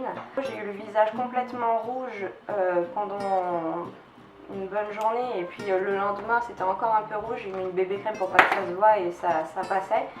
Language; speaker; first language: French; native; French